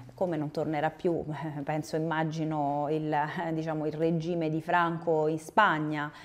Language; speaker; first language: Italian; native; Italian